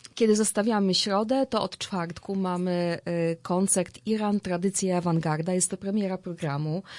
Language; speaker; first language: Polish; native; Polish